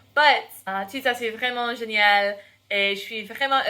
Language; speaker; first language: French; non-native, fluent; English